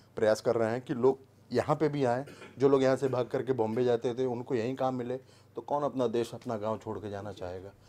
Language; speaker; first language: Hindi; native; Hindi